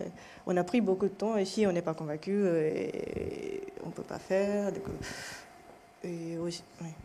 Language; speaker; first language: French; non-native, fluent; Japanese